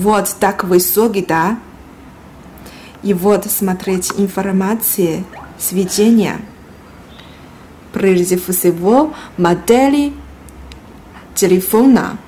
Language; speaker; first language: Russian; non-native, learner; Chinese